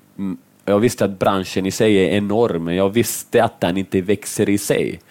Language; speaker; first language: Swedish; early bilingual, other home language; Finnish